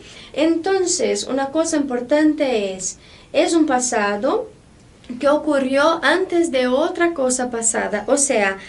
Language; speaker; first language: Spanish; non-native, fluent; Portuguese